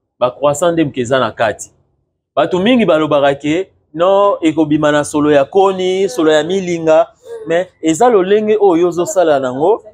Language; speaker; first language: Lingala; native; Lingala